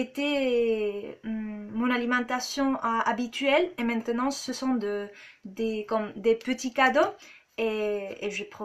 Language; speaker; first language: French; non-native, fluent; Spanish